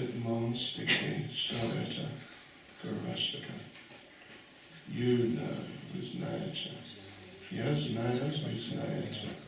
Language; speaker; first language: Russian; non-native, learner; English